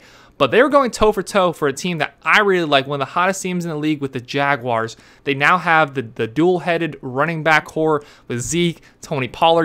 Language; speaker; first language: English; native; English